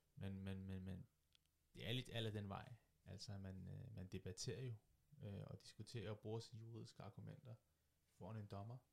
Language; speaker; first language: Danish; early bilingual, other home language; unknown